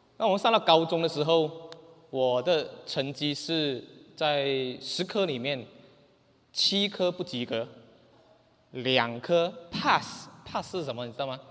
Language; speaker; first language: Chinese; native; Chinese